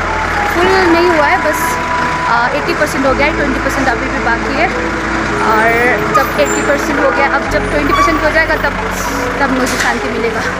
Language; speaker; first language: Hindi; non-native, local second language; Nepali